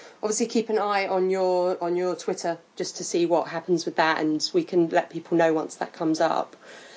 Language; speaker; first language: English; native; English